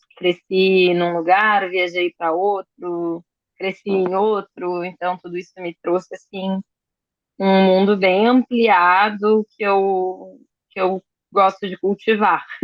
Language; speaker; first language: Portuguese; early bilingual, other home language; Spanish